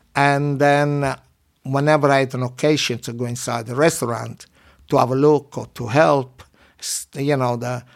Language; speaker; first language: English; non-native, learner; Italian